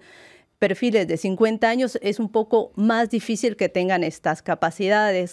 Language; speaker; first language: Spanish; non-native, fluent; French